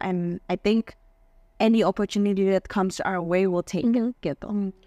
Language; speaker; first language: English; non-native, fluent; Indonesian